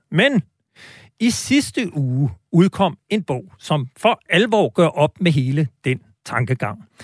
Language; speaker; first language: Danish; native; Danish